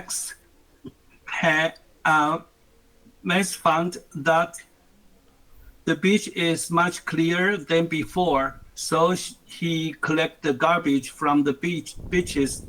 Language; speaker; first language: English; non-native, learner; Chinese